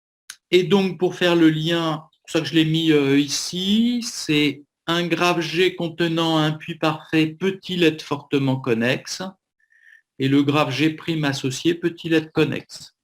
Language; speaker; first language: French; native; French